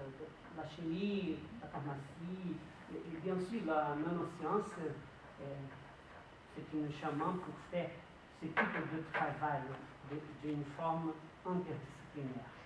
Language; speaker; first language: French; non-native, learner; Portuguese